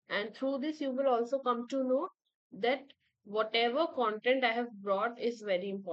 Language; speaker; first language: English; non-native, local second language; Hindi